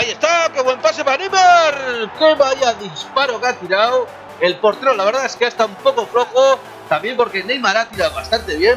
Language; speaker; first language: Spanish; native; Spanish